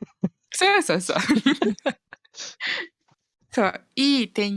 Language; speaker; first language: Japanese; non-native, fluent; Malay